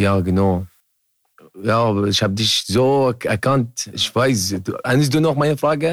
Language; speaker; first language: German; non-native, learner; Arabic